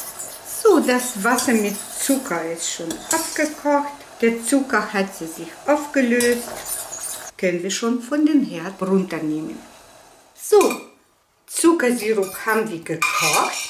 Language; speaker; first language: German; non-native, learner; Russian